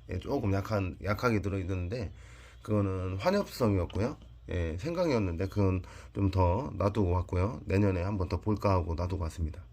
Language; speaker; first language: Korean; native; Korean